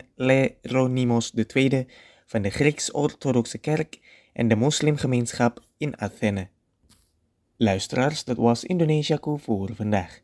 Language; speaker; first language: Dutch; non-native, fluent; Indonesian